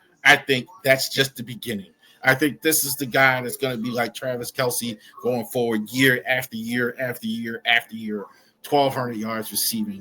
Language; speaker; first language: English; native; English